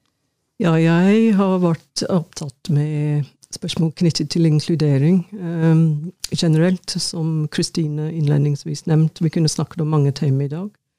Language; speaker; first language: Norwegian; non-native, fluent; English